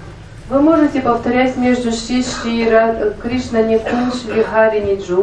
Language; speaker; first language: Russian; native; Russian